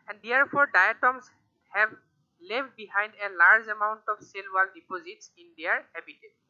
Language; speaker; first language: English; non-native, local second language; Assamese